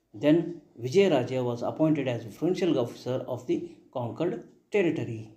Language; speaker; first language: English; non-native, local second language; Kannada